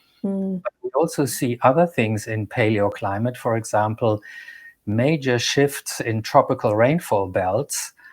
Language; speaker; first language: English; non-native, fluent; German